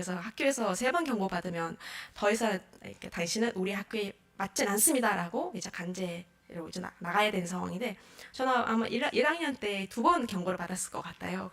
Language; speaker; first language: Korean; non-native, fluent; Mongolian